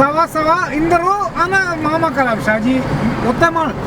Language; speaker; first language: Arabic; non-native, learner; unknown